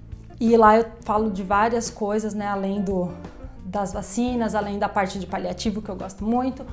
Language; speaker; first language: Portuguese; native; Portuguese